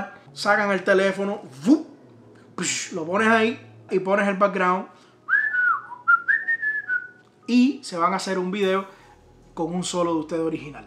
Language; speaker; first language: Spanish; native; Spanish